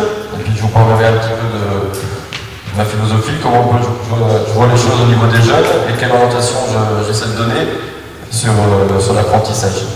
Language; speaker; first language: French; native; French